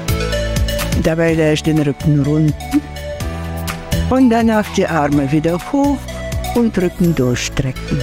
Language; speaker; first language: German; non-native, fluent; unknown